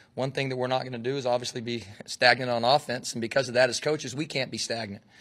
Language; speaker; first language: English; native; English